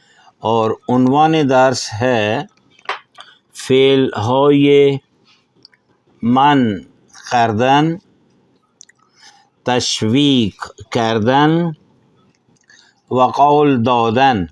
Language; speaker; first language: Persian; non-native, fluent; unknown